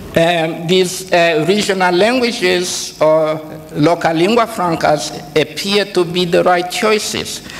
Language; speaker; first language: English; non-native, fluent; Kongo